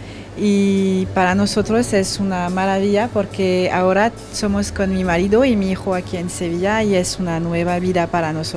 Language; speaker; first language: Spanish; non-native, learner; French